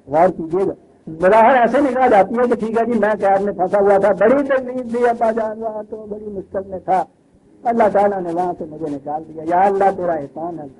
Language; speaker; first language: Urdu; non-native, local second language; Punjabi